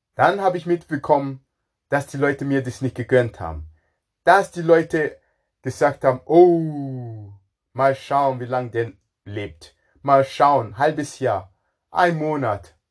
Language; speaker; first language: German; non-native, fluent; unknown